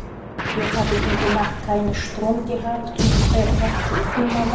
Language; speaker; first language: German; non-native, learner; Chechen